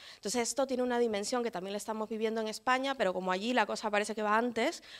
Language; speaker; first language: Spanish; native; Spanish